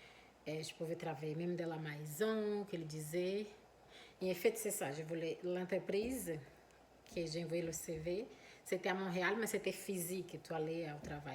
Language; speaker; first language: French; non-native, fluent; Portuguese